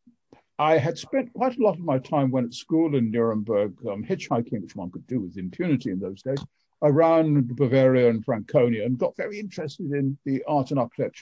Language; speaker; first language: English; native; English